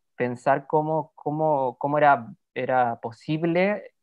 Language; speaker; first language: Spanish; native; Spanish